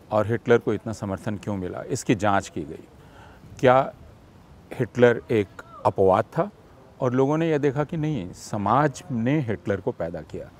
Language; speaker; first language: Hindi; native; Hindi